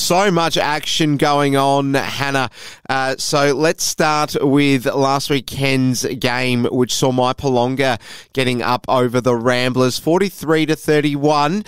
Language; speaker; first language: English; native; English